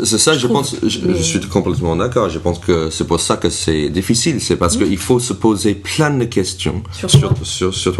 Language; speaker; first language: French; non-native, fluent; English